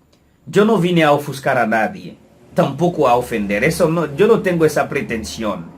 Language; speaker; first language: Spanish; non-native, fluent; Haitian Creole